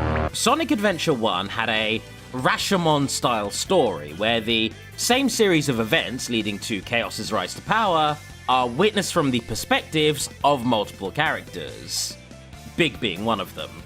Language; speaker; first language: English; native; English